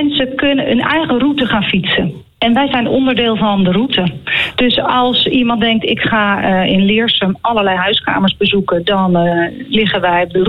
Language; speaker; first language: Dutch; native; Dutch